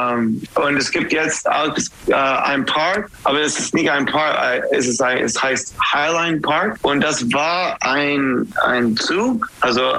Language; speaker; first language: German; non-native, fluent; English